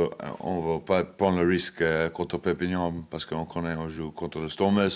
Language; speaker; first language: French; non-native, fluent; English